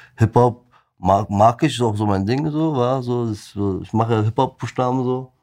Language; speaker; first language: German; early bilingual, other home language; Turkish